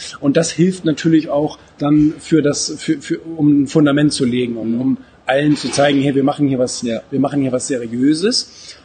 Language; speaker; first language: German; native; German